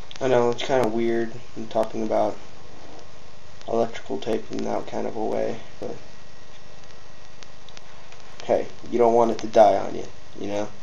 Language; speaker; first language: English; native; English